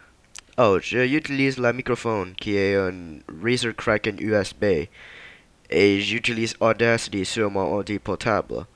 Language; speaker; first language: French; non-native, learner; English